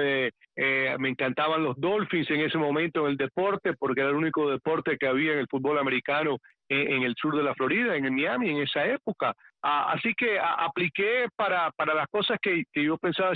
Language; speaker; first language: Spanish; early bilingual, heritage; Spanish